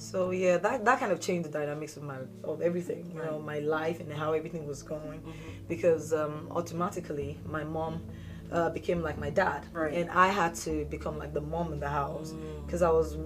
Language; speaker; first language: English; non-native, local second language; Yoruba